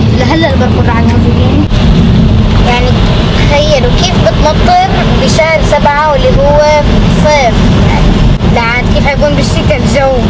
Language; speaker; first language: Arabic; native; Arabic